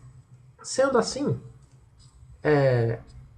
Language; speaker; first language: Portuguese; native; Portuguese